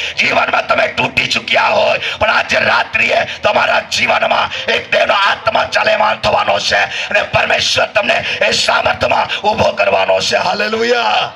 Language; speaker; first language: Gujarati; non-native, local second language; Gamit